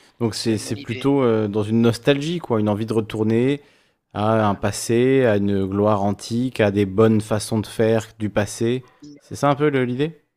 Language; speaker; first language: French; native; French